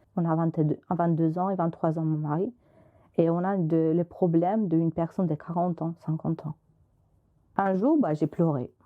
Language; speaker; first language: French; non-native, fluent; Albanian